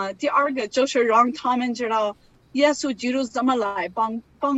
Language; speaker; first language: Chinese; non-native, learner; English